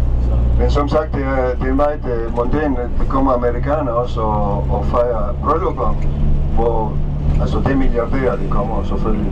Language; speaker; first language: Danish; non-native, fluent; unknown